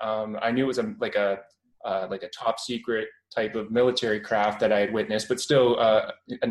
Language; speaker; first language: English; native; English